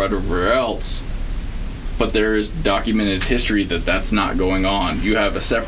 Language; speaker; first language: English; native; English